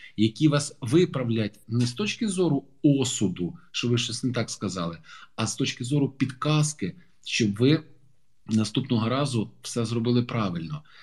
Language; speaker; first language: Ukrainian; native; Ukrainian